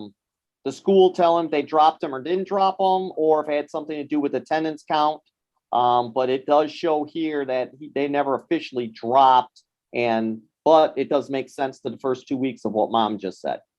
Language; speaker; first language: English; native; English